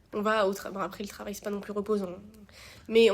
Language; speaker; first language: French; native; French